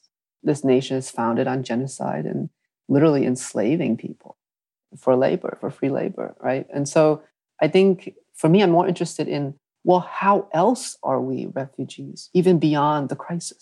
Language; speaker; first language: English; early bilingual, other home language; Vietnamese